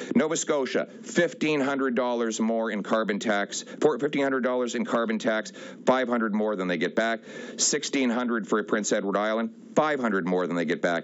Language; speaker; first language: English; native; English